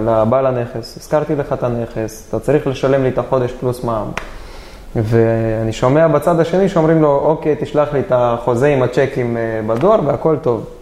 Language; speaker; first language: Hebrew; native; Hebrew